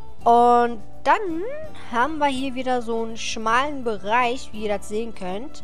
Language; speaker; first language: German; native; German